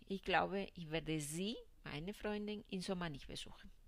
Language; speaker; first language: German; non-native, fluent; Spanish